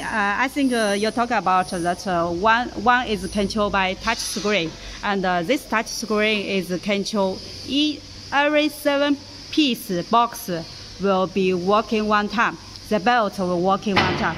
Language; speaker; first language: English; non-native, learner; Chinese